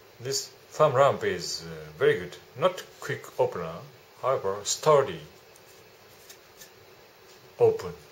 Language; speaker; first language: English; non-native, learner; Japanese